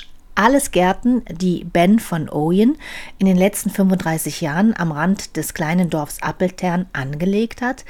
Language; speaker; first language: German; native; German